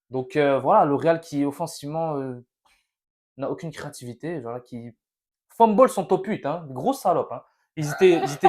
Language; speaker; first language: French; native; French